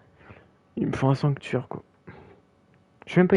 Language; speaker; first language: French; native; French